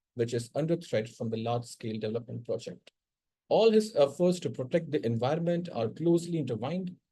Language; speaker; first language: English; non-native, local second language; Hindi